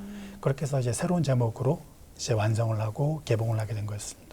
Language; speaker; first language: Korean; native; Korean